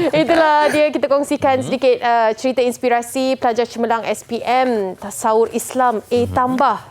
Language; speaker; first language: Malay; native; Malay